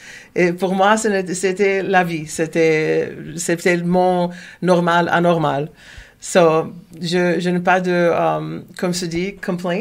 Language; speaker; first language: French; non-native, learner; Portuguese